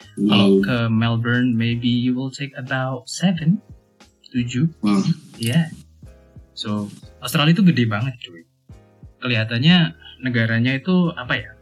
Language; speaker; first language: Indonesian; non-native, local second language; Javanese